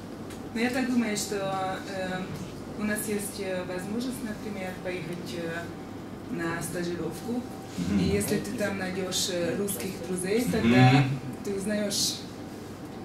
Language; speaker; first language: Russian; non-native, fluent; English